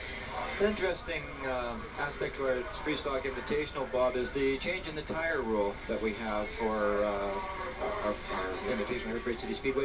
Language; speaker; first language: English; native; English